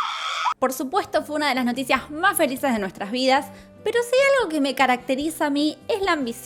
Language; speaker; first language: Spanish; native; Spanish